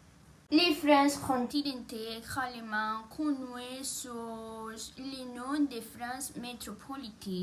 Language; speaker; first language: French; non-native, learner; Spanish